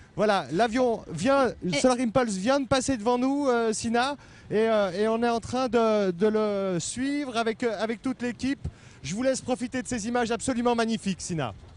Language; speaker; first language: French; native; French